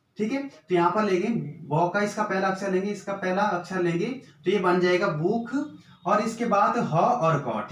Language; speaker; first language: Hindi; native; Hindi